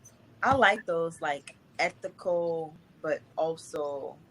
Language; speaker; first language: English; native; English